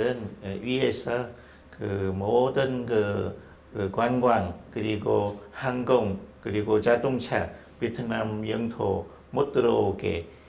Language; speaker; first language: Korean; non-native, fluent; Vietnamese